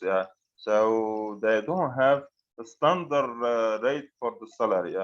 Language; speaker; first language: English; non-native, fluent; Arabic